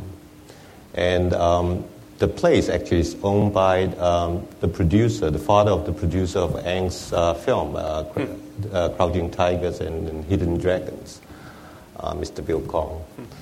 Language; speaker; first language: English; non-native, local second language; Wu Chinese